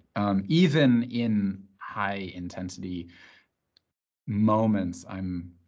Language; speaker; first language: English; native; English